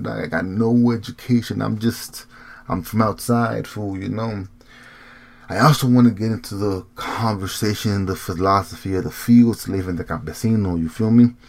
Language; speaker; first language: English; early bilingual, heritage; Spanish